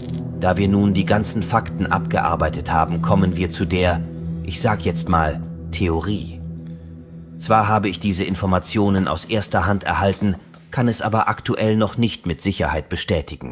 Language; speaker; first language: German; native; German